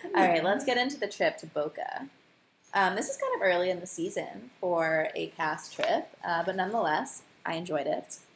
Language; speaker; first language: English; native; English